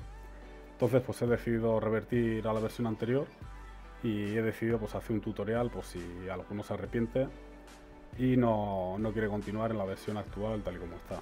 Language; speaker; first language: Spanish; native; Spanish